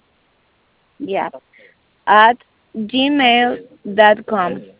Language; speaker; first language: English; non-native, learner; Spanish